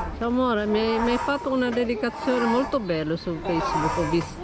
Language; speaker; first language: Italian; non-native, fluent; Filipino